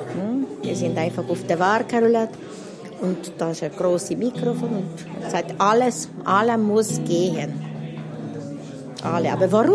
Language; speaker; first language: German; non-native, learner; Hungarian